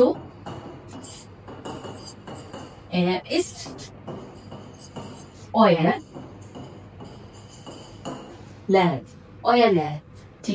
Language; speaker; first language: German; non-native, learner; Hindi